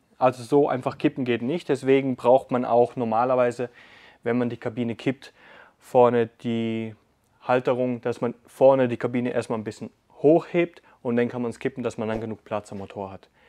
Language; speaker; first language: German; native; German